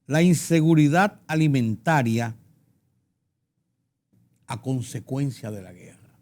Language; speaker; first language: Spanish; native; Spanish